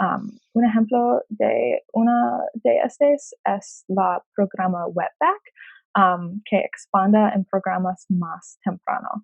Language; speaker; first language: Spanish; non-native, learner; English